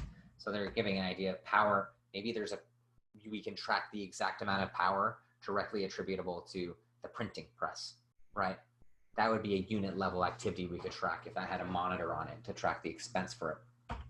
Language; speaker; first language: English; native; English